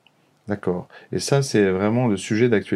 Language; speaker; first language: French; native; French